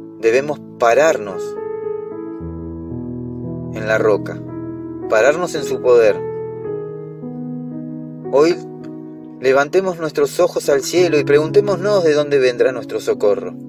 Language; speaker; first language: Spanish; native; Spanish